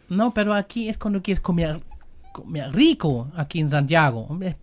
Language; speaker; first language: Spanish; non-native, learner; German